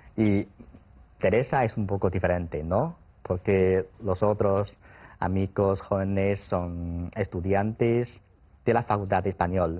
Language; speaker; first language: Spanish; non-native, fluent; Chinese